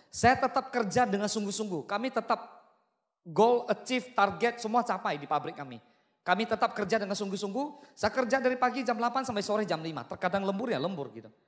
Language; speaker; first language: Indonesian; native; Indonesian